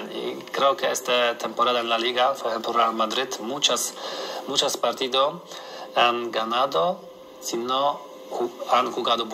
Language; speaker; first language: Spanish; non-native, learner; Polish